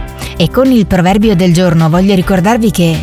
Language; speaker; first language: Italian; native; Italian